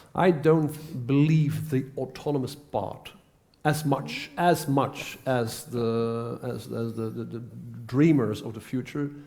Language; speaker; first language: English; non-native, fluent; Dutch